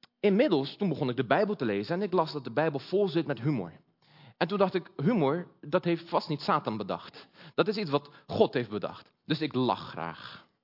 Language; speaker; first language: Dutch; early bilingual, other home language; Portuguese